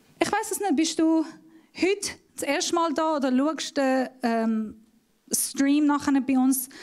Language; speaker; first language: German; non-native, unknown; Persian